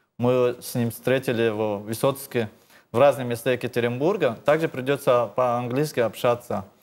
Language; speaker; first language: Russian; non-native, learner; Tajik